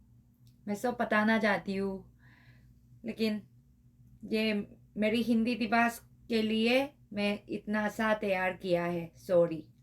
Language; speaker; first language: Hindi; non-native, learner; Korean